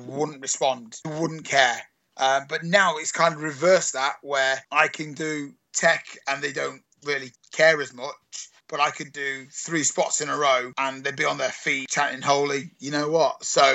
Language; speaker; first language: English; native; English